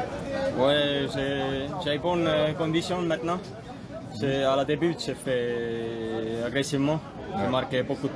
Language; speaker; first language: French; non-native, learner; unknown